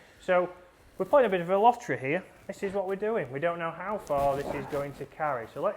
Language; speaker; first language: English; native; English